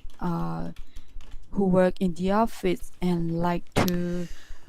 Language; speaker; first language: English; non-native, learner; Thai